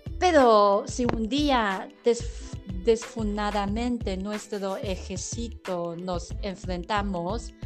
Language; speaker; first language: Spanish; non-native, learner; Chinese